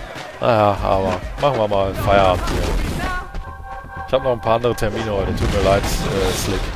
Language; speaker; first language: German; native; German